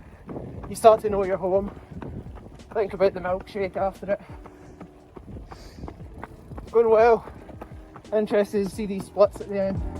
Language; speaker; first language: English; native; English